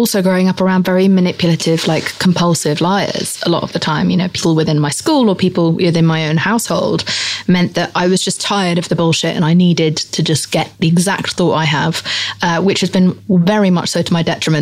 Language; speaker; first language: English; native; English